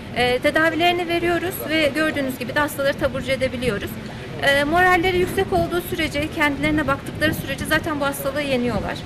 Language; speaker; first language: Turkish; native; Turkish